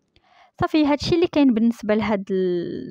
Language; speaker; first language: Arabic; native; Arabic